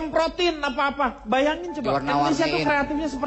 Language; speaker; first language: Indonesian; native; Indonesian